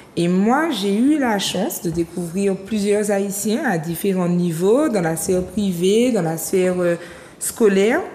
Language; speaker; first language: French; native; French